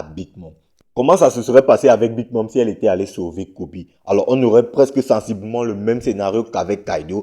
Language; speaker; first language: French; native; French